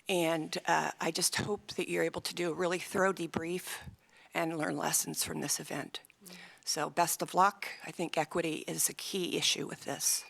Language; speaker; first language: English; native; English